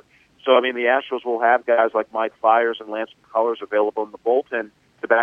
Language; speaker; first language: English; native; English